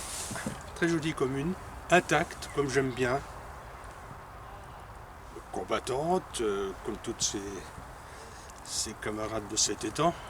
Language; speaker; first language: French; native; French